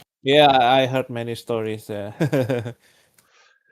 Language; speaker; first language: English; non-native, learner; Indonesian